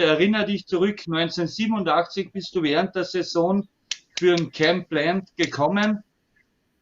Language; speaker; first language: German; native; German